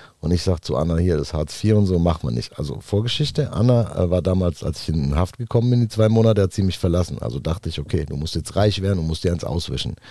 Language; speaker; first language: German; native; German